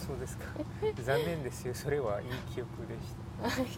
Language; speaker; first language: Japanese; non-native, learner; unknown